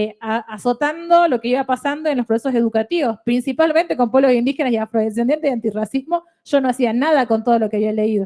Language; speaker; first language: Spanish; native; Spanish